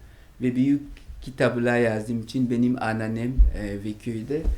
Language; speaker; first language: Turkish; non-native, learner; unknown